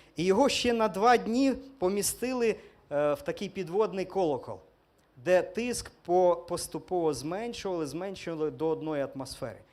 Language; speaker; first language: Ukrainian; non-native, local second language; Russian